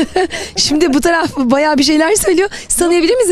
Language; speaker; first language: Turkish; native; Turkish